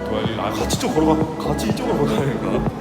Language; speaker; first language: Korean; early bilingual, heritage; Korean